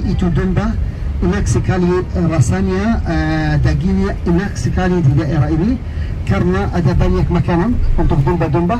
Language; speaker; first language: Indonesian; non-native, learner; Arabic